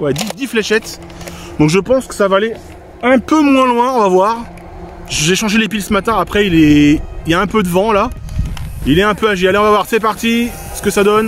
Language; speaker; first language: French; native; French